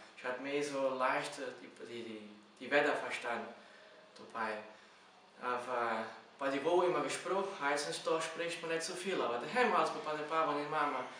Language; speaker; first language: German; early bilingual, heritage; German